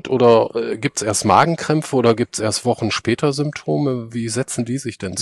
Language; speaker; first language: German; native; German